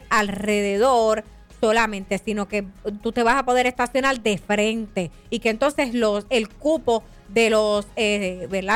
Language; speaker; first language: Spanish; native; Spanish